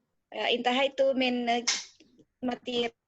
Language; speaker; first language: Arabic; non-native, fluent; Indonesian